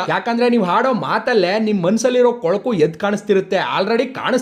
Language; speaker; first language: Kannada; native; Kannada